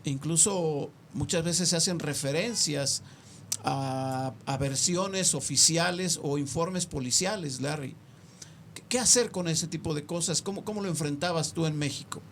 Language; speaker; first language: Spanish; native; Spanish